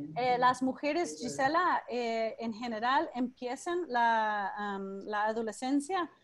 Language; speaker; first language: Spanish; non-native, fluent; English